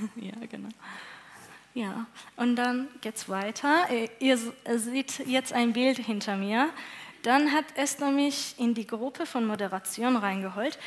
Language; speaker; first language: German; non-native, learner; Persian